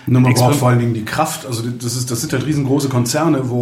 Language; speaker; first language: German; native; German